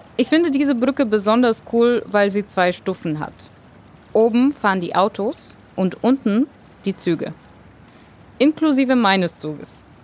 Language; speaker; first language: German; non-native, fluent; Bulgarian